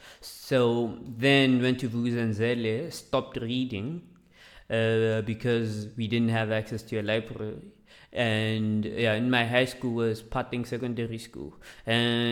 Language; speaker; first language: English; non-native, local second language; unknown